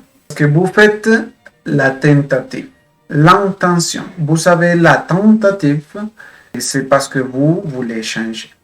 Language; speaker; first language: French; non-native, fluent; Spanish